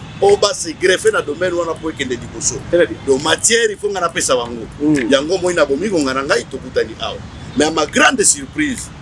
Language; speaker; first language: Lingala; non-native, local second language; Luba-Lulua